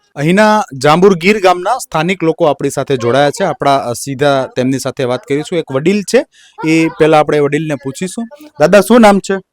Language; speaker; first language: Gujarati; native; Gujarati